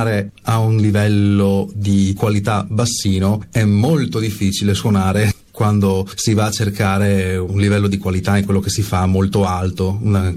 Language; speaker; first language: Italian; native; Italian